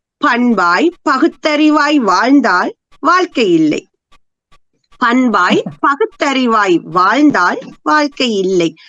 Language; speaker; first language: Tamil; native; Tamil